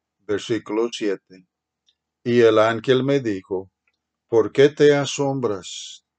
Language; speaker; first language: Spanish; non-native, fluent; English